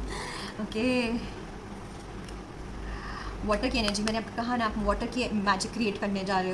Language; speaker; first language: Hindi; native; Hindi